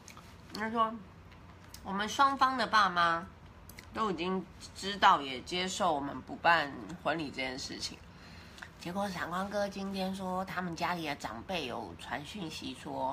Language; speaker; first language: Chinese; native; Chinese